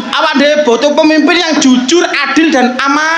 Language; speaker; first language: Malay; non-native, local second language; Javanese